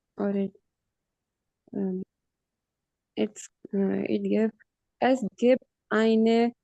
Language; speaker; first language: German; non-native, learner; Hindi